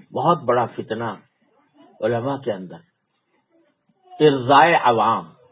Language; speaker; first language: Urdu; native; Urdu